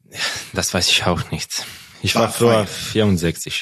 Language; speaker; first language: German; non-native, learner; Croatian